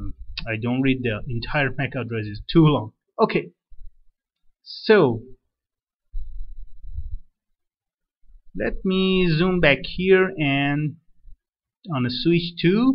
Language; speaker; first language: English; non-native, fluent; Persian